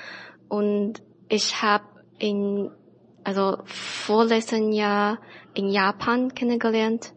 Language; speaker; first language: German; non-native, learner; Chinese